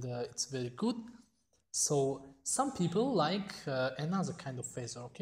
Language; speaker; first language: English; non-native, fluent; Tajik